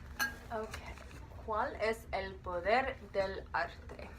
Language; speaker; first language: Spanish; non-native, learner; English